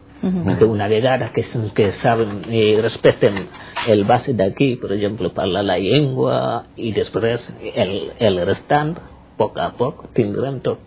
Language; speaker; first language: Catalan; non-native, learner; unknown